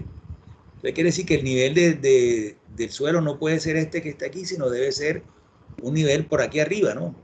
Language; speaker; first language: Spanish; native; Spanish